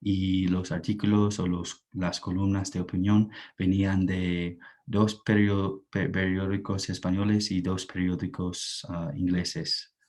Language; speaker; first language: Spanish; non-native, fluent; English